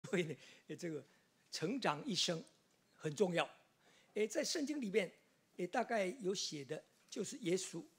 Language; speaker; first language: Chinese; native; Chinese